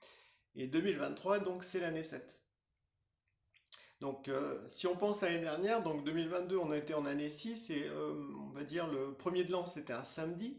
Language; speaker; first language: French; native; French